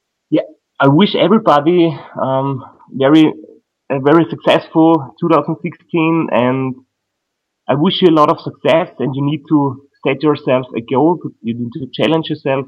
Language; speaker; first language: English; non-native, fluent; German